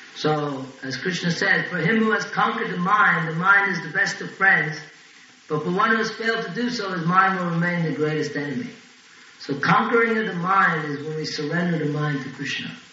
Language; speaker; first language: English; native; English